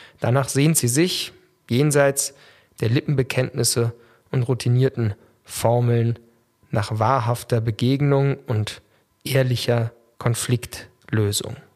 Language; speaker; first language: German; native; German